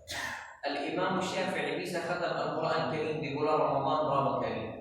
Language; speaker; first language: Indonesian; non-native, learner; Arabic